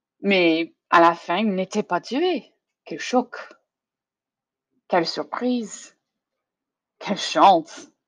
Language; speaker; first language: French; non-native, learner; English